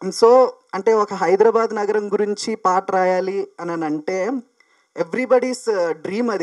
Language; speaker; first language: Telugu; native; Telugu